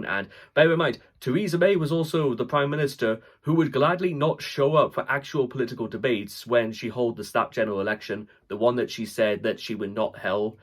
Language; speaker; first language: English; native; English